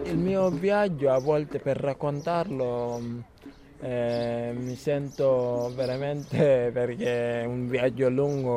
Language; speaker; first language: Italian; non-native, learner; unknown